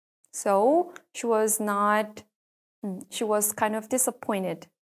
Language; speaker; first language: English; non-native, fluent; Korean